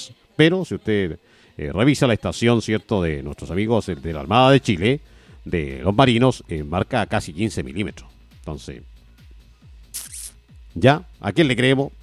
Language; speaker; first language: Spanish; native; Spanish